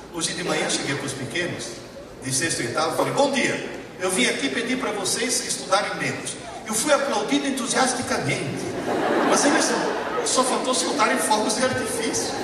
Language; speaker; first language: Portuguese; early bilingual, other home language; Italian